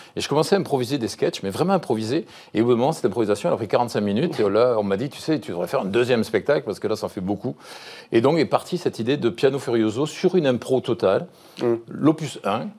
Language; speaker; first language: French; native; French